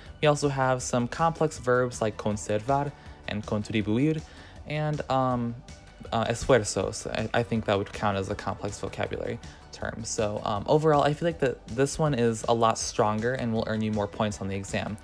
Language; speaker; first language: English; native; English